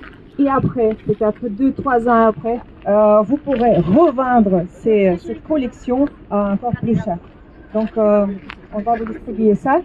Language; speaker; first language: French; non-native, fluent; Russian